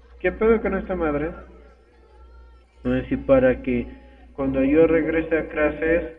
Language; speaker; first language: Spanish; native; Spanish